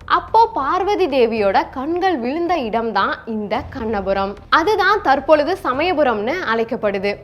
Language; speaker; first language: Tamil; native; Tamil